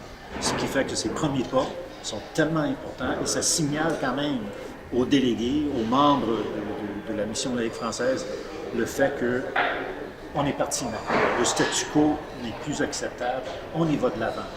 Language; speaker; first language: French; native; French